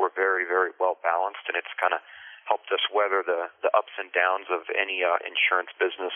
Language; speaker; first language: English; early bilingual, other home language; Spanish